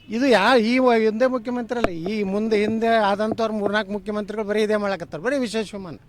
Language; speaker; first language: Kannada; native; Kannada